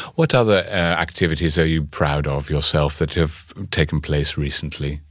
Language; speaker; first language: English; native; English